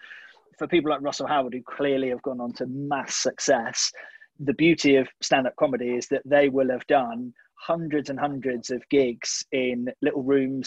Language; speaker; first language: English; native; English